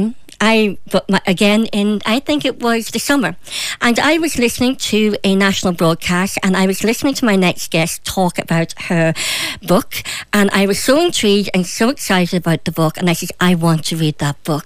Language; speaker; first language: English; native; English